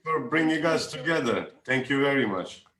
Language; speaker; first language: English; non-native, learner; Turkish